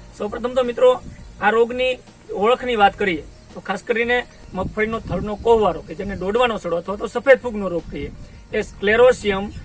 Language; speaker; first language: Gujarati; native; Gujarati